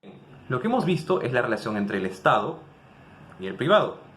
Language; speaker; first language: Spanish; native; Spanish